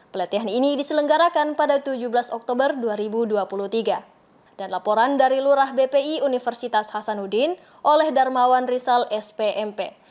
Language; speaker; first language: Indonesian; native; Indonesian